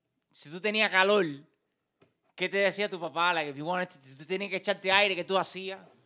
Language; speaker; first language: Spanish; early bilingual, heritage; Spanish